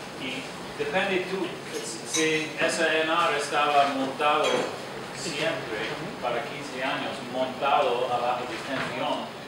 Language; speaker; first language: Spanish; non-native, learner; English